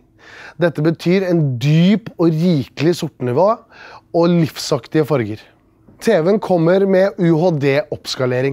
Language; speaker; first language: Norwegian; native; Norwegian